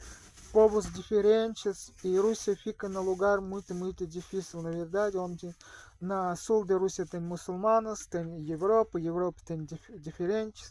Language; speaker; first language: Portuguese; non-native, fluent; Russian